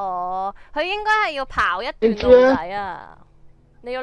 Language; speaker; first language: Chinese; native; Chinese